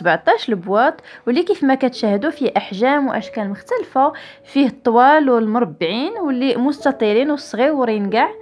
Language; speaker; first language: Arabic; native; Arabic